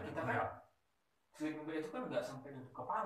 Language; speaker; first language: Indonesian; native; Indonesian